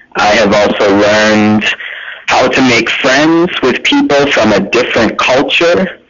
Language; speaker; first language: English; native; English